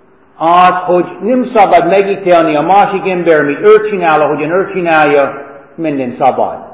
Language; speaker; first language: Hungarian; non-native, fluent; English